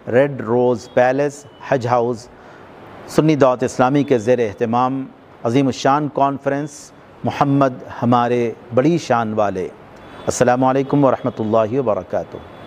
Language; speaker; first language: Urdu; native; Urdu